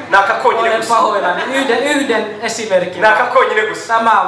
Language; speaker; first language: Finnish; non-native, fluent; Kinyarwanda